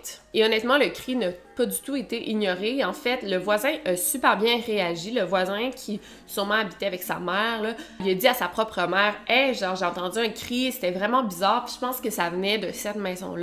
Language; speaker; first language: French; native; French